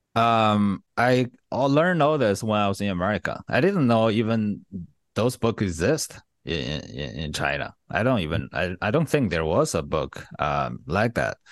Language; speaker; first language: English; non-native, fluent; Chinese